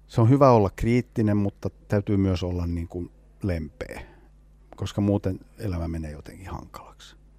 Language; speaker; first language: Finnish; non-native, local second language; Swedish